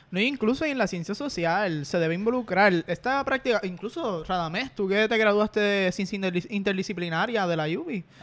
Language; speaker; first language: Spanish; native; Spanish